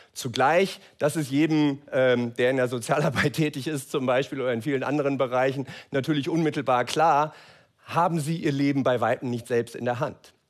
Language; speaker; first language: German; native; German